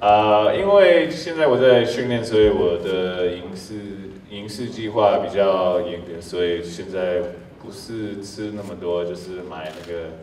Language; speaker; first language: Chinese; early bilingual, heritage; English